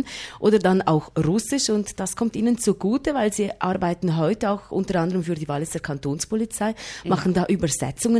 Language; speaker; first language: German; native; German